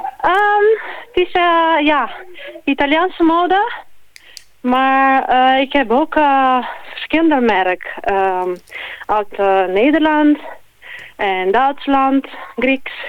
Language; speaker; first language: Dutch; non-native, learner; Italian